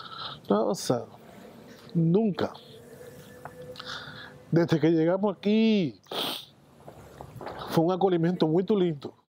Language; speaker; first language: Portuguese; non-native, fluent; Spanish